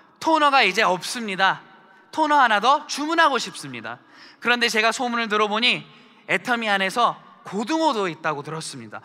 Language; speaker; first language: Korean; early bilingual, heritage; Korean